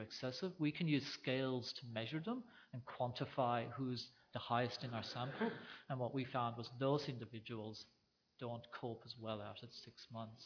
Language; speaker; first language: English; native; English